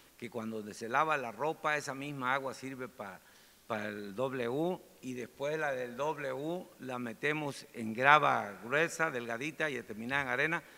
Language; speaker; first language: Spanish; native; Spanish